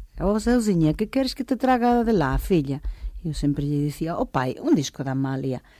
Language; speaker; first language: Galician; early bilingual, other home language; Portuguese